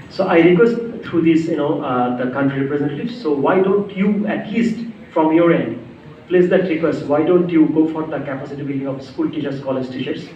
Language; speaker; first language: English; non-native, local second language; Bangla